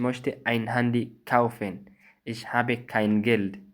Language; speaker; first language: German; non-native, fluent; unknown